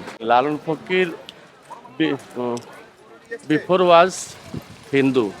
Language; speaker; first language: English; non-native, learner; Bangla